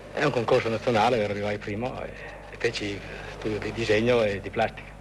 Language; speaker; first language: Italian; native; Italian